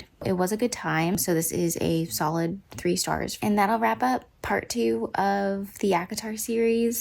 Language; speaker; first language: English; native; English